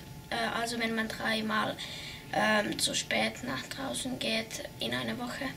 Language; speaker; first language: German; early bilingual, heritage; German